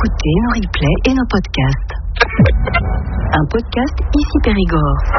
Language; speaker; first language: French; native; French